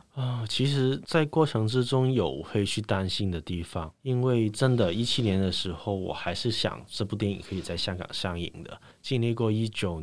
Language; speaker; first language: Chinese; non-native, local second language; Cantonese